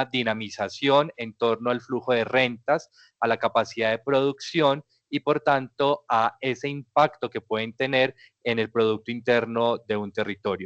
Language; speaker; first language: Spanish; native; Spanish